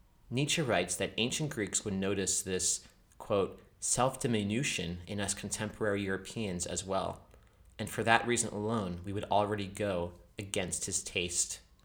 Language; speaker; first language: English; native; English